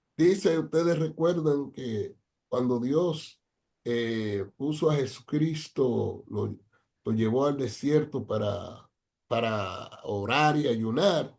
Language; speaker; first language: Spanish; non-native, fluent; English